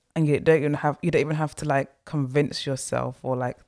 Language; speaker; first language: English; native; English